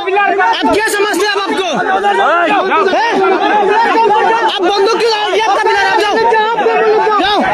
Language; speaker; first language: Hindi; non-native, learner; Bangla